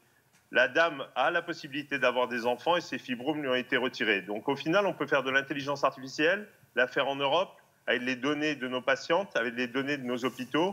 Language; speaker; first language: French; native; French